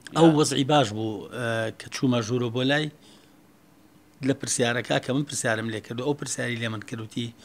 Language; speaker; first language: Central Kurdish; native; Central Kurdish